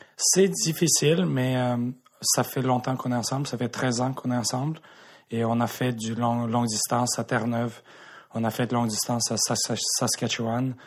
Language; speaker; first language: French; early bilingual, other home language; Russian